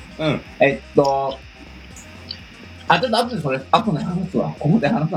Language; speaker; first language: Japanese; native; Japanese